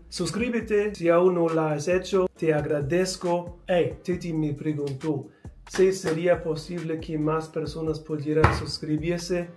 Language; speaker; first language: Spanish; non-native, fluent; English